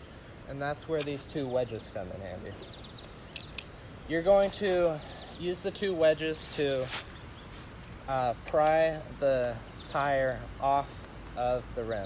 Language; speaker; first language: English; native; English